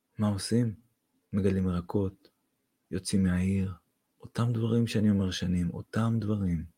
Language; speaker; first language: Hebrew; non-native, fluent; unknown